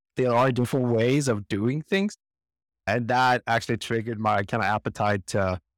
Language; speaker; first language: English; non-native, fluent; Swedish